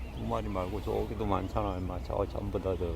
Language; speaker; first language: Korean; native; Korean